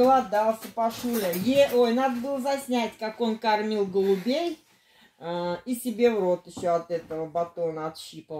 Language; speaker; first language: Russian; native; Russian